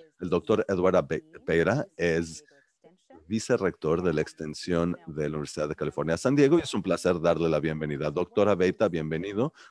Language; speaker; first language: Spanish; early bilingual, heritage; Spanish